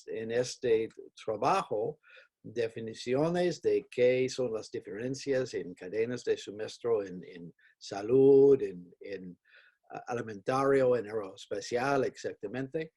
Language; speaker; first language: Spanish; non-native, fluent; English